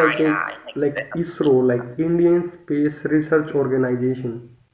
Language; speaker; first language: English; non-native, local second language; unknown